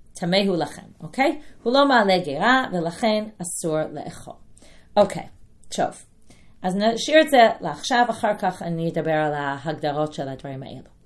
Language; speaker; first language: Hebrew; non-native, fluent; English